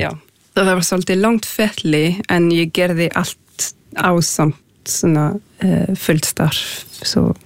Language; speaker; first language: Icelandic; non-native, fluent; French